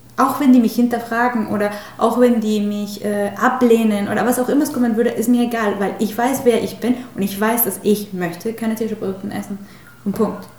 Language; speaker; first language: German; non-native, fluent; Spanish